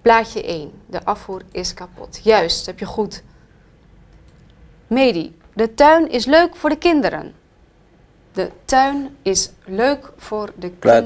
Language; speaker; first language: Dutch; native; Dutch